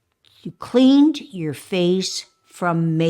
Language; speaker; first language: English; native; English